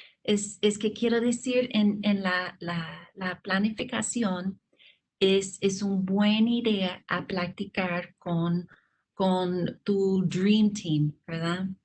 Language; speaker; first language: Spanish; non-native, fluent; English